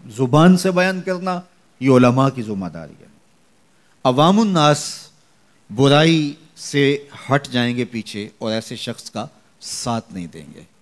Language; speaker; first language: Urdu; non-native, local second language; Punjabi